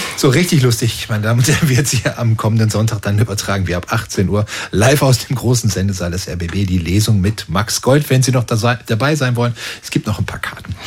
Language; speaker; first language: German; native; German